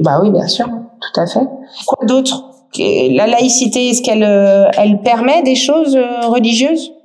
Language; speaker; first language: French; native; French